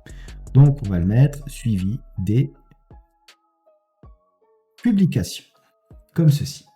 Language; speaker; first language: French; native; French